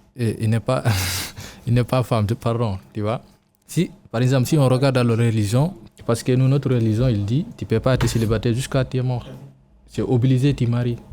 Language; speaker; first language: French; non-native, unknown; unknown